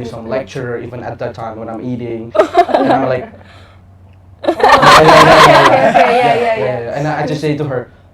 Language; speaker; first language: English; non-native, learner; Indonesian